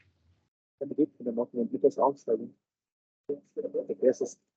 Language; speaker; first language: German; native; German